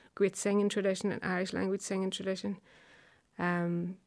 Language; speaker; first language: English; native; English